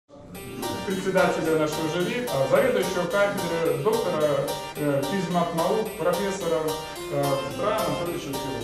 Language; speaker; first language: Russian; native; Russian